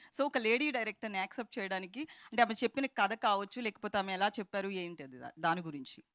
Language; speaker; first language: Telugu; native; Telugu